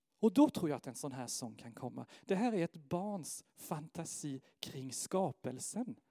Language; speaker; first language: Swedish; non-native, fluent; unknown